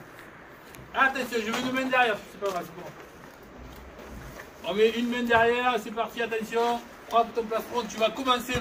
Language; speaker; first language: French; native; French